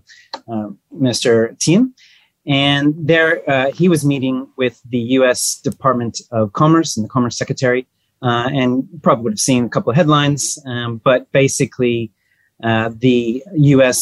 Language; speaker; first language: English; native; English